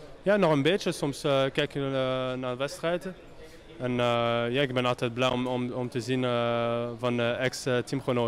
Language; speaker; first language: Dutch; non-native, learner; French